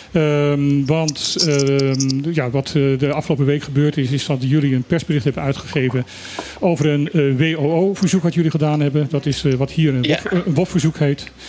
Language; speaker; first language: Dutch; non-native, local second language; Papiamento